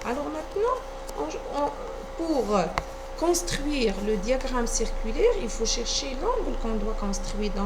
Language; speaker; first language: French; non-native, local second language; Arabic